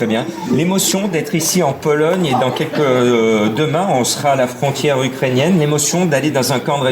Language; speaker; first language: French; native; French